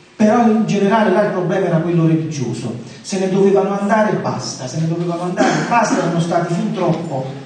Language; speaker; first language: Italian; native; Italian